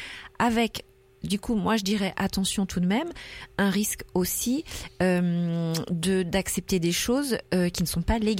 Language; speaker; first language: French; native; French